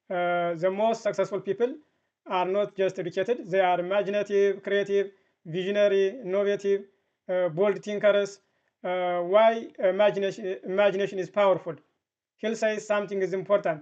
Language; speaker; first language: English; non-native, fluent; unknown